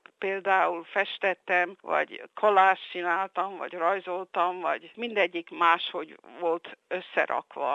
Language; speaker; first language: Hungarian; early bilingual, heritage; Hungarian